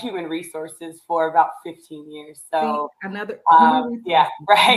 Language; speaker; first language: English; native; English